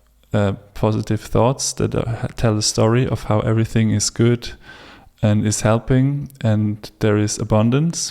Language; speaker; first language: English; non-native, fluent; German